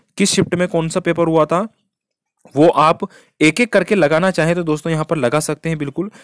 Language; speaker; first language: Hindi; native; Hindi